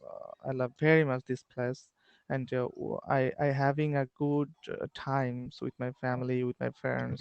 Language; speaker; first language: English; non-native, learner; Bangla